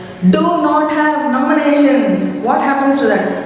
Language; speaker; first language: English; non-native, local second language; Tamil